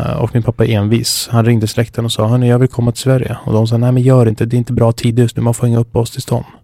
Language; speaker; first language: Swedish; early bilingual, other home language; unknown